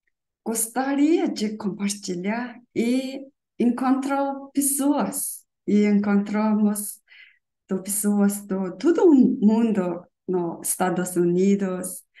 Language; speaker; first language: Portuguese; non-native, learner; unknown